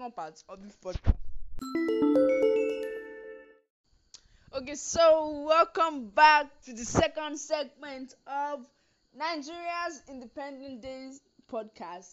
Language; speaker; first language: English; non-native, local second language; Yoruba